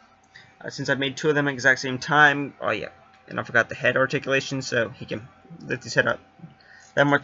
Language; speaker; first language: English; native; English